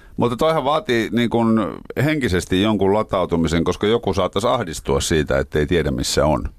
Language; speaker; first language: Finnish; native; Finnish